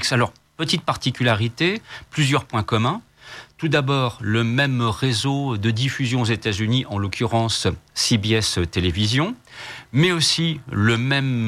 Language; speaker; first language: French; native; French